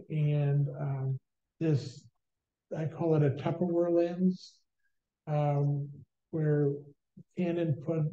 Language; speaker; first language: English; native; English